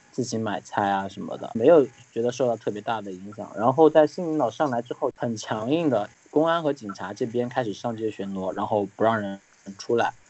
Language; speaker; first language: Chinese; native; Chinese